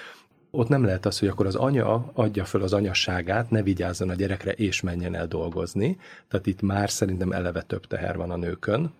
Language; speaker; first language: Hungarian; native; Hungarian